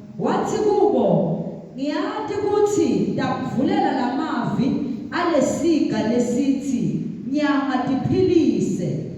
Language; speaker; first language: Zulu; non-native, local second language; Swati